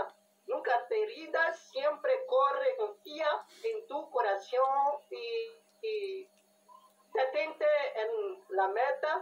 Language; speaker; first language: Spanish; non-native, learner; Portuguese